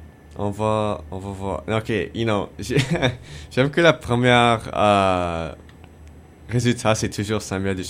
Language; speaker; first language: French; non-native, fluent; English